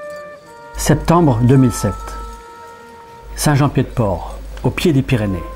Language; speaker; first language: French; native; French